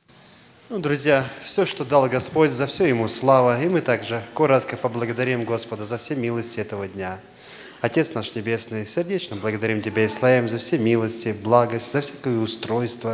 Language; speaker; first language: Russian; native; Russian